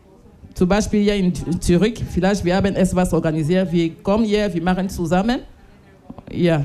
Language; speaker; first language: German; non-native, learner; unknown